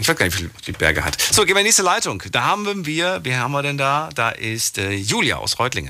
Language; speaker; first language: German; native; German